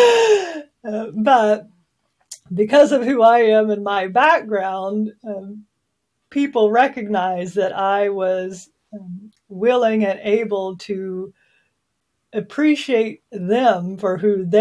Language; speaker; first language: English; native; English